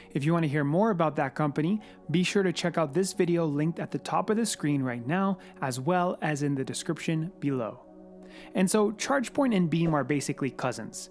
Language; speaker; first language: English; native; English